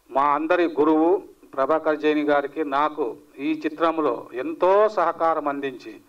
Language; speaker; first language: Telugu; native; Telugu